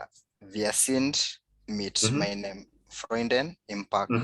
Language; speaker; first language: German; non-native, learner; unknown